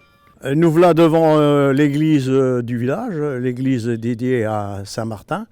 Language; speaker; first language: French; native; French